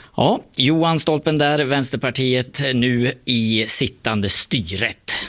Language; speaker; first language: Swedish; native; Swedish